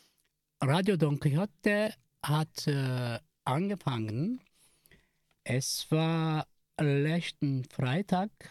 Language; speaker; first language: German; non-native, learner; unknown